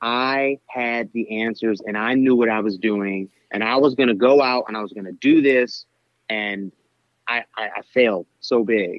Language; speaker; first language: English; native; English